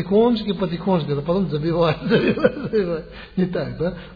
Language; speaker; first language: Russian; non-native, learner; Tibetan